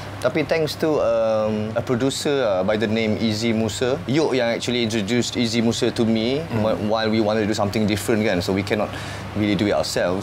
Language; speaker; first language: English; early bilingual, heritage; English